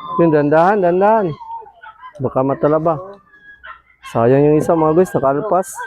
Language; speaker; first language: Filipino; non-native, local second language; Cebuano